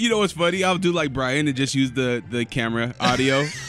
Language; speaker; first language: English; native; English